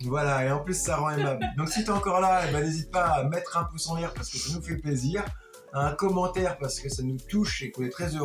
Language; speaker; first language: French; native; French